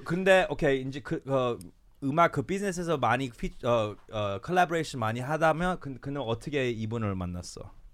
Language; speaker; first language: Korean; early bilingual, heritage; Korean